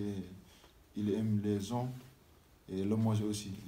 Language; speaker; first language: French; non-native, learner; Fijian